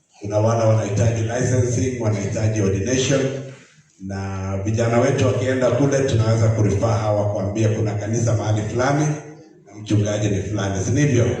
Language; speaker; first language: Swahili; non-native, local second language; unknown